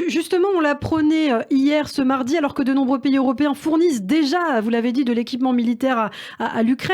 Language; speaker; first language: French; native; French